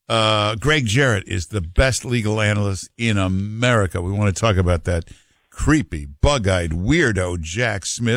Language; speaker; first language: English; native; English